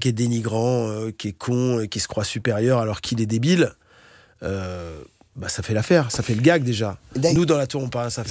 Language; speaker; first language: French; native; French